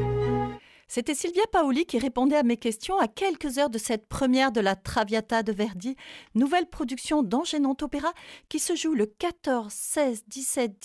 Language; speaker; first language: French; native; French